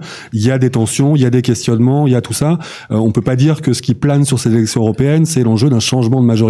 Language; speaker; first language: French; native; French